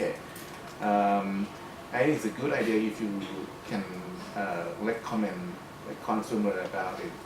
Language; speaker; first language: English; non-native, fluent; Thai